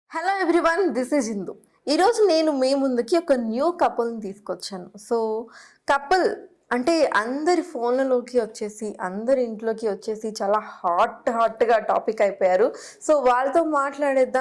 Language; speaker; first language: Telugu; native; Telugu